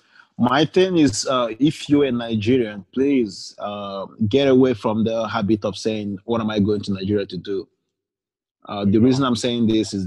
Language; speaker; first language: English; non-native, local second language; Igbo